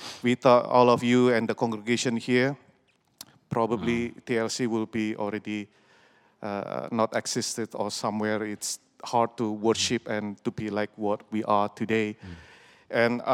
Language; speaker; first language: English; non-native, fluent; Indonesian